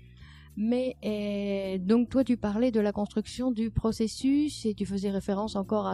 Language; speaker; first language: French; native; French